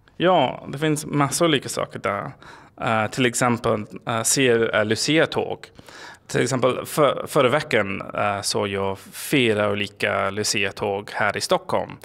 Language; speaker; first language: Swedish; non-native, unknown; English